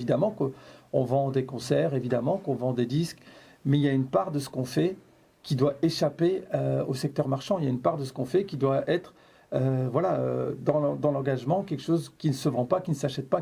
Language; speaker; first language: French; native; French